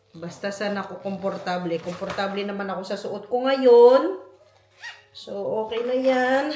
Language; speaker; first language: Filipino; non-native, local second language; Pampanga